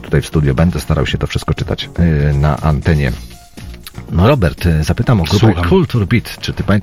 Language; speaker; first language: Polish; native; Polish